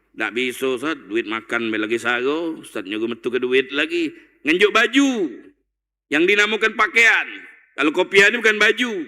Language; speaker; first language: Malay; native; Malay